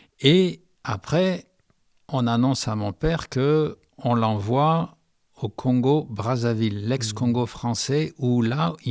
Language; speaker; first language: French; early bilingual, heritage; French